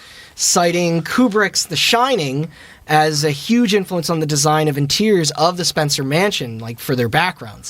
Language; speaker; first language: English; native; English